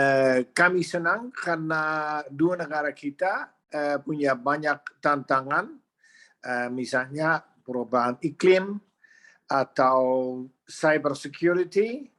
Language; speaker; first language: Indonesian; non-native, fluent; Dutch